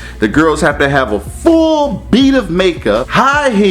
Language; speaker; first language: English; native; English